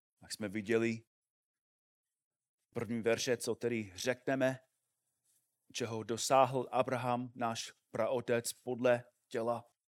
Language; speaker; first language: Czech; non-native, fluent; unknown